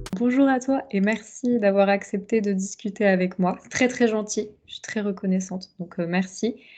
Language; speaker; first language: French; native; French